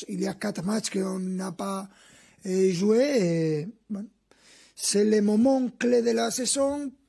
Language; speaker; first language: French; non-native, fluent; Spanish